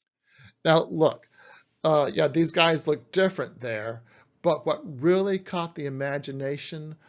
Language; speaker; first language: English; native; English